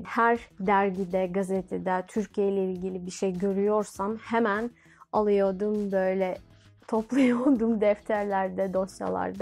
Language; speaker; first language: Turkish; non-native, fluent; Russian